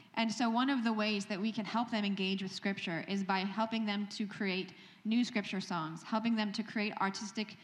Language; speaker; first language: English; native; English